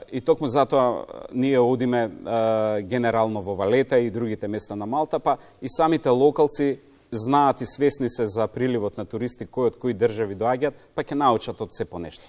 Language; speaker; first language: Macedonian; native; Macedonian